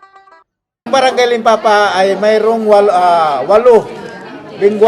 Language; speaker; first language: Filipino; non-native, local second language; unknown